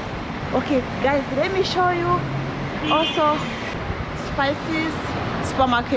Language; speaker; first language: English; non-native, fluent; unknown